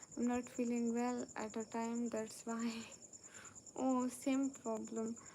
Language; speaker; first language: English; non-native, learner; Urdu